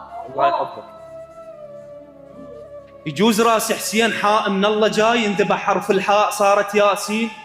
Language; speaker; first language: Arabic; native; Arabic